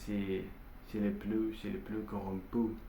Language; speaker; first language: French; non-native, learner; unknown